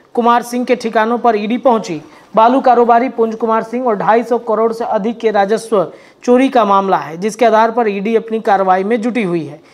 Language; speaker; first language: Hindi; native; Hindi